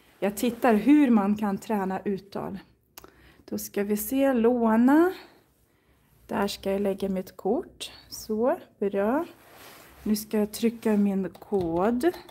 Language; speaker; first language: Swedish; non-native, fluent; Russian